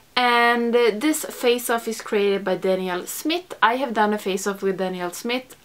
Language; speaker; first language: English; non-native, fluent; Swedish